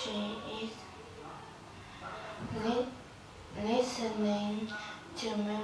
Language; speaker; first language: English; non-native, learner; Vietnamese